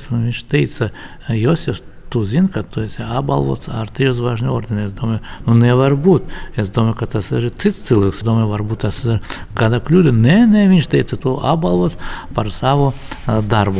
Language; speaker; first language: Latvian; non-native, local second language; Russian